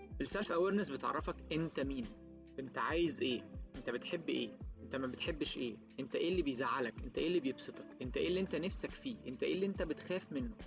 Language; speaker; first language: Arabic; native; Arabic